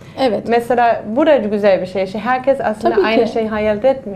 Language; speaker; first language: Turkish; non-native, fluent; German